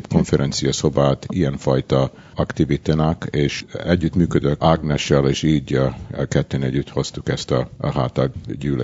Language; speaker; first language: Hungarian; early bilingual, heritage; Hungarian